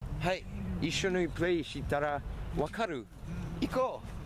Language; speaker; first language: Japanese; non-native, learner; English